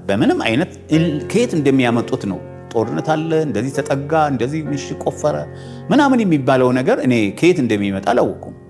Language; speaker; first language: Amharic; non-native, local second language; Tigrinya